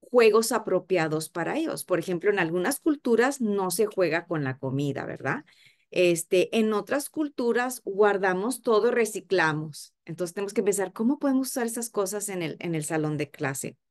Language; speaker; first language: Spanish; early bilingual, heritage; Spanish